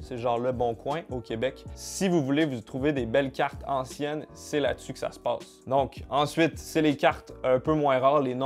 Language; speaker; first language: French; native; French